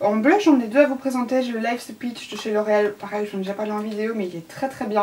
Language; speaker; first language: French; native; French